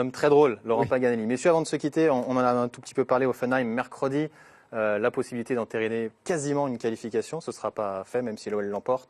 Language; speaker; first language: French; native; French